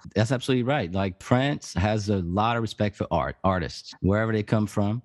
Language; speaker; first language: English; non-native, fluent; French